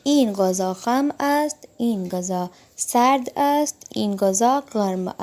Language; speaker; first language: Persian; non-native, fluent; Urdu